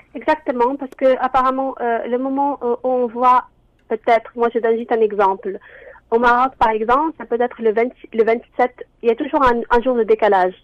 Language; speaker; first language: French; non-native, local second language; Arabic